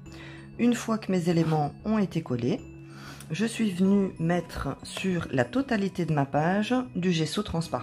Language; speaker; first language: French; native; French